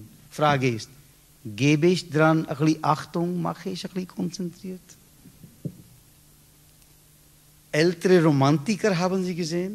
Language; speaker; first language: German; non-native, learner; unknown